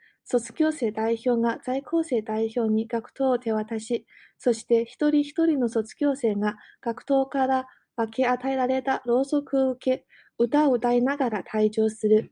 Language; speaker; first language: Japanese; non-native, learner; English